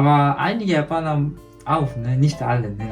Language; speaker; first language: German; non-native, learner; Japanese